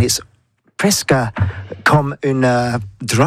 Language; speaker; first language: French; non-native, learner; English